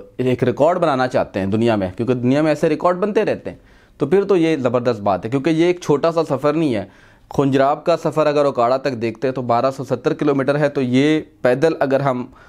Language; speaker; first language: Urdu; non-native, local second language; Punjabi